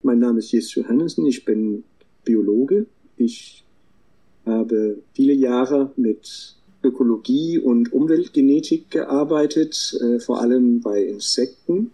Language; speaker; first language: German; non-native, fluent; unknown